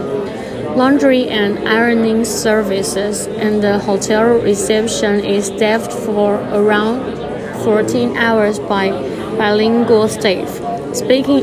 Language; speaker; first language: English; non-native, learner; Chinese